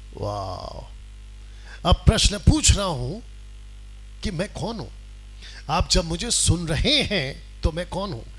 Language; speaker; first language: Hindi; non-native, local second language; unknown